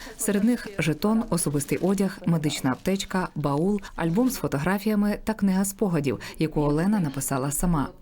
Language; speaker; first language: Ukrainian; native; Ukrainian